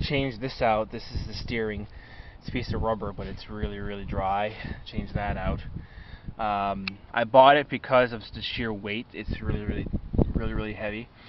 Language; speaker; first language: English; native; English